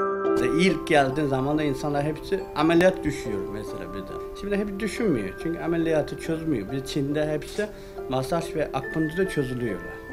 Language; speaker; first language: Turkish; non-native, learner; Chinese